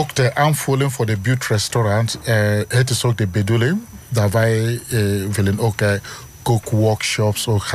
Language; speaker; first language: Dutch; non-native, fluent; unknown